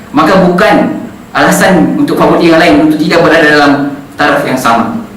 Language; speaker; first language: Malay; non-native, local second language; Central Dusun